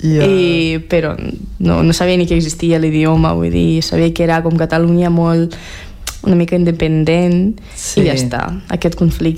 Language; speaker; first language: Catalan; non-native, fluent; Russian